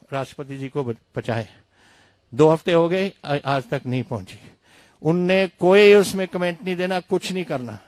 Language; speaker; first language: Urdu; non-native, local second language; Punjabi